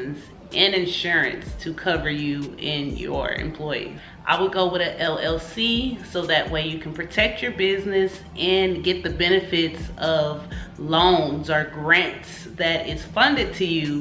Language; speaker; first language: English; native; English